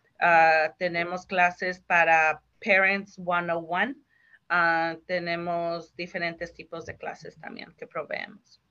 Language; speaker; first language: Spanish; early bilingual, heritage; Spanish